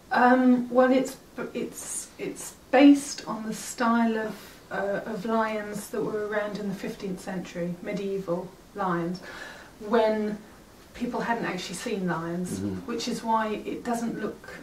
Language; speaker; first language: English; native; English